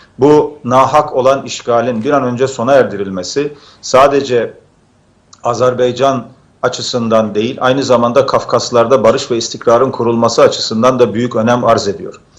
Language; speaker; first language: Turkish; native; Turkish